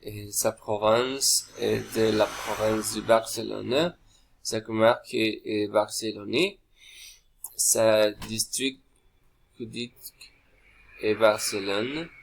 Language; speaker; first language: French; non-native, learner; Spanish